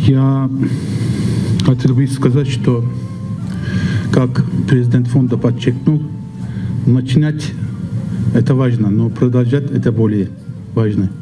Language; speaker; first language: Russian; non-native, fluent; Turkish